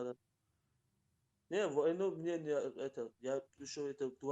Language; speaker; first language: Russian; non-native, local second language; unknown